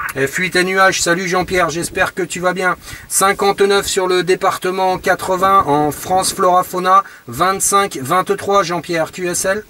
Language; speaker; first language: French; native; French